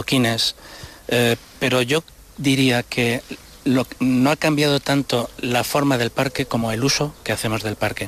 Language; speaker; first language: Spanish; native; Spanish